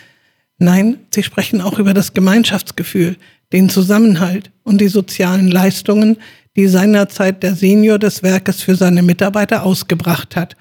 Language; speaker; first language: German; native; German